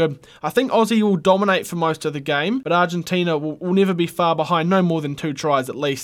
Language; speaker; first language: English; native; English